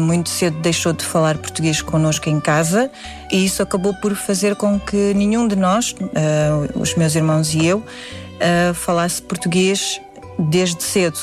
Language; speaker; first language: Portuguese; early bilingual, other home language; Indonesian